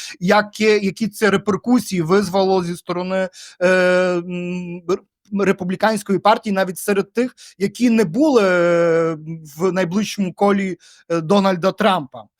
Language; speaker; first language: Ukrainian; native; Ukrainian